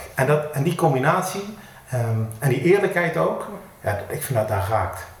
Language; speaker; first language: Dutch; native; Dutch